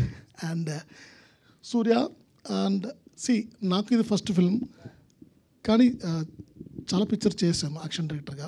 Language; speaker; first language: Telugu; non-native, learner; Tamil